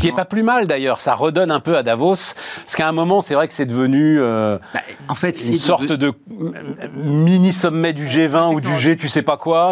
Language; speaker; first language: French; native; French